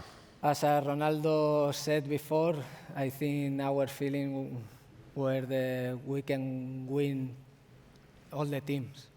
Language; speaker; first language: English; non-native, fluent; Spanish